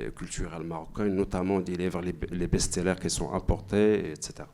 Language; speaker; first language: French; non-native, local second language; Arabic